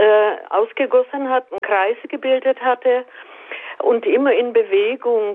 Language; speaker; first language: German; native; German